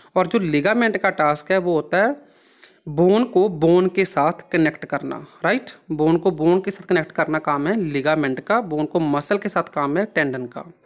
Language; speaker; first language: Hindi; non-native, local second language; Punjabi